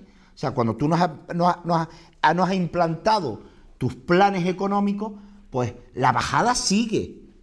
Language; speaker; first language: Spanish; native; Spanish